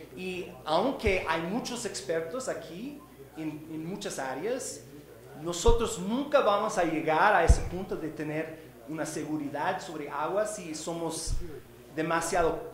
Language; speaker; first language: Spanish; non-native, fluent; English